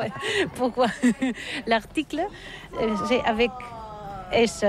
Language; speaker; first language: French; non-native, learner; Catalan